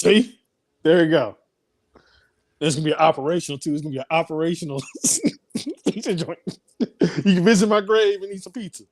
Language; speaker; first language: English; native; English